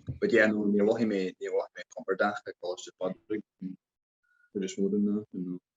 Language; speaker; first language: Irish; non-native, local second language; English